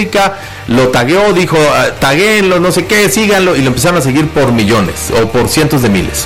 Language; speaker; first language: Spanish; native; Spanish